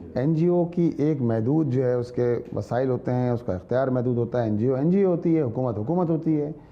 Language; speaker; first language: Urdu; native; Urdu